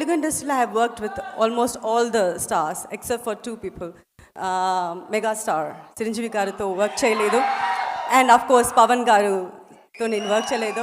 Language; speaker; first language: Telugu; non-native, learner; Tamil